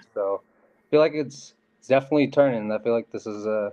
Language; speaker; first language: English; native; English